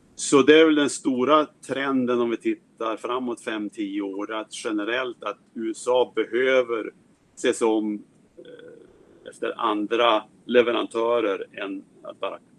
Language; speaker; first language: Swedish; native; Swedish